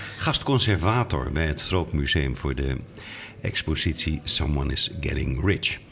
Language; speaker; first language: Dutch; native; Dutch